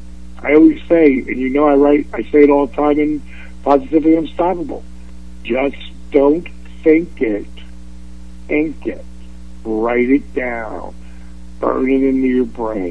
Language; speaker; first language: English; native; English